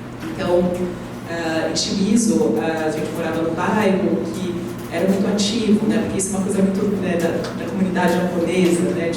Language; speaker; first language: Portuguese; native; Portuguese